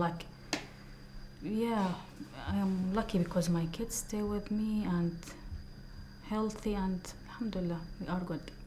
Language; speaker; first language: English; non-native, learner; Arabic